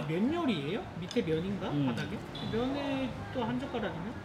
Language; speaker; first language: Korean; native; Korean